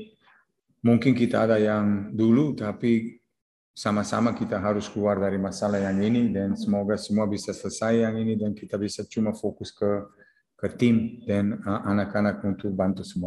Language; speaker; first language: Indonesian; non-native, fluent; Serbian